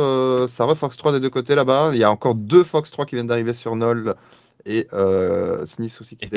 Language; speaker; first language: French; native; French